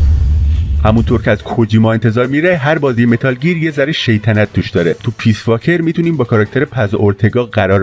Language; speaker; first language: Persian; native; Persian